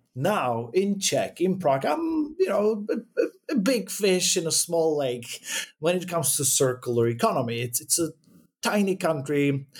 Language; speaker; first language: English; non-native, fluent; Czech